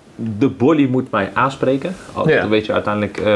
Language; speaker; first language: Dutch; native; Dutch